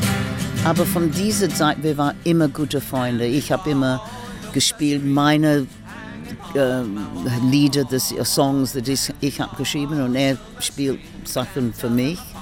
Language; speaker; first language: German; non-native, learner; English